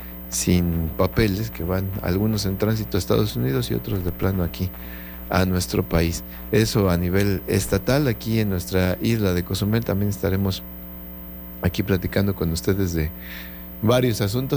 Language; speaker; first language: Spanish; native; Spanish